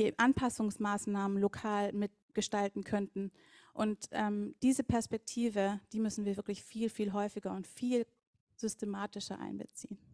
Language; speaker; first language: German; native; German